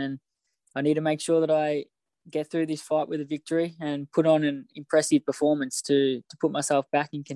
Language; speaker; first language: English; native; English